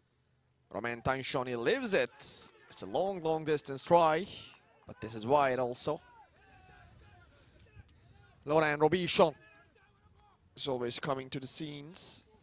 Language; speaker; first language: English; non-native, fluent; Turkish